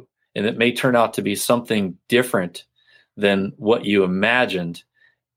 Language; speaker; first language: English; native; English